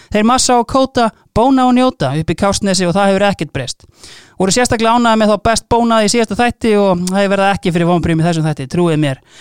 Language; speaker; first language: Icelandic; native; Icelandic